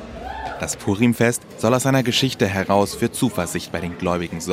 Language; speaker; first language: German; native; German